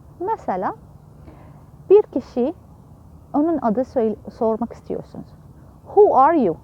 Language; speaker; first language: Turkish; non-native, fluent; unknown